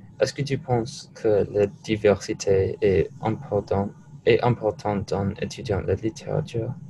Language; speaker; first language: French; non-native, learner; English